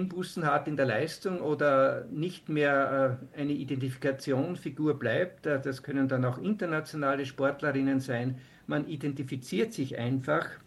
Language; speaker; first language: German; native; German